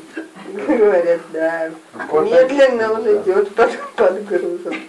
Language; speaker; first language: Russian; native; Russian